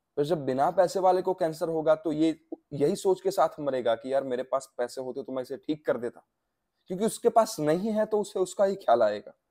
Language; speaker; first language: Hindi; non-native, local second language; Gujarati